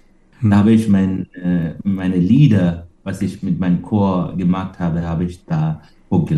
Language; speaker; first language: German; non-native, fluent; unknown